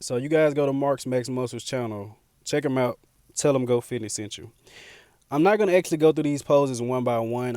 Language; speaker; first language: English; native; English